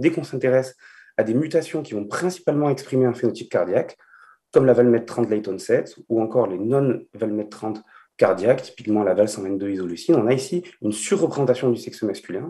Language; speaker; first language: French; native; French